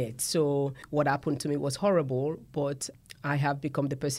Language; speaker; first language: English; non-native, local second language; Krio